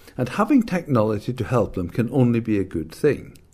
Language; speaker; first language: English; native; English